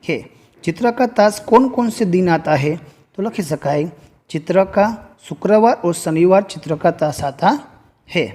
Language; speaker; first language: Hindi; non-native, local second language; Gujarati